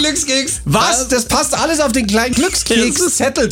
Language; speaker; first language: German; native; German